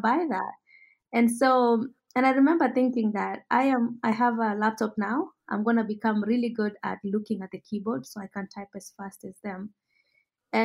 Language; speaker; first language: English; non-native, local second language; Kalenjin